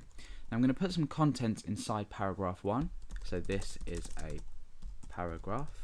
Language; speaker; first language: English; native; English